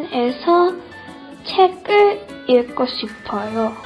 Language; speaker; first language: Korean; early bilingual, heritage; Korean